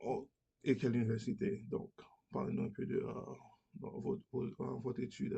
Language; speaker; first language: French; non-native, learner; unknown